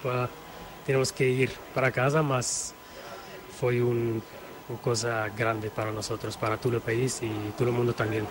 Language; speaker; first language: Spanish; non-native, learner; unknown